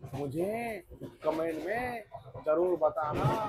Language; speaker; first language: Hindi; non-native, local second language; Marathi